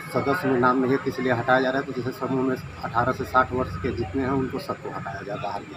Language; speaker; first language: Hindi; native; Hindi